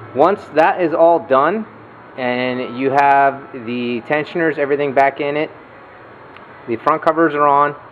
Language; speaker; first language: English; native; English